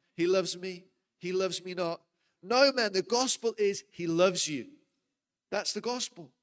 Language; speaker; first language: English; native; English